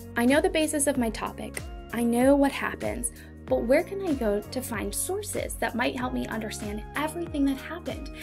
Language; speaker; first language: English; native; English